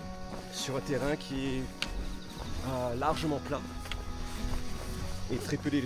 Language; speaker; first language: French; non-native, fluent; English